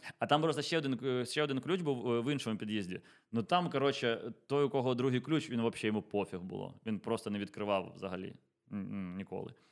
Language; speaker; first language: Ukrainian; native; Ukrainian